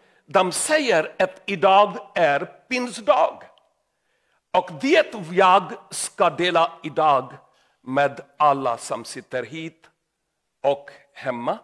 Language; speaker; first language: Swedish; non-native, learner; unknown